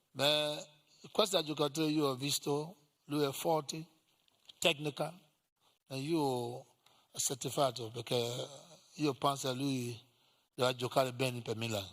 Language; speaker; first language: Italian; non-native, learner; English